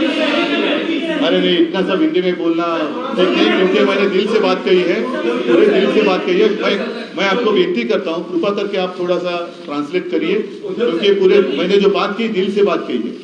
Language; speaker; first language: Hindi; non-native, local second language; Marathi